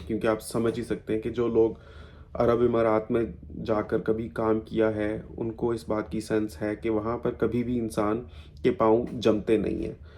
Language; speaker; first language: Urdu; native; Urdu